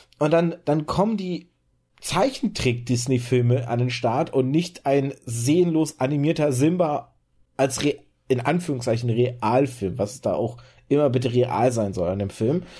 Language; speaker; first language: German; early bilingual, other home language; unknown